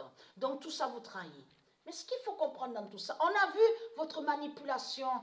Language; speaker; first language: French; native; French